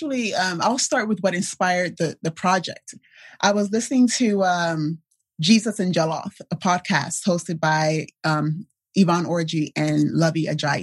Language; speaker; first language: English; native; English